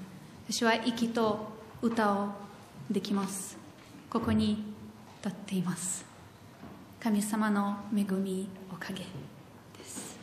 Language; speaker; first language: Japanese; non-native, learner; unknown